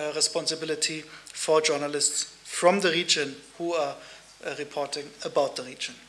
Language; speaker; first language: English; non-native, fluent; German